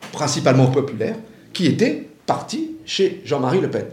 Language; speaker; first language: French; native; French